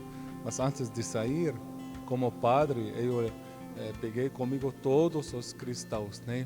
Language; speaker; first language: Portuguese; non-native, fluent; Arabic